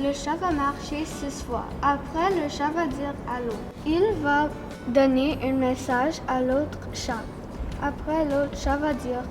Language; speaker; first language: French; non-native, local second language; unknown